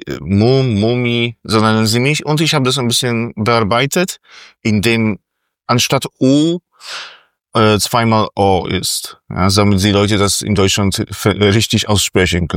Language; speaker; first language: German; non-native, fluent; Polish